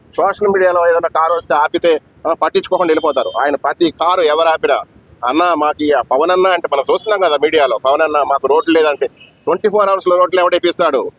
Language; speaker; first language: Telugu; native; Telugu